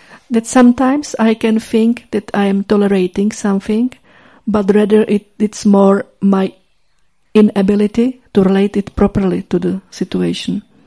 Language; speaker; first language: English; non-native, fluent; Czech